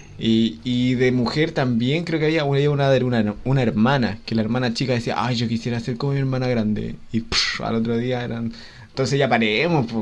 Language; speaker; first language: Spanish; native; Spanish